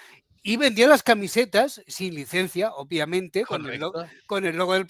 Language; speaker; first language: Spanish; native; Spanish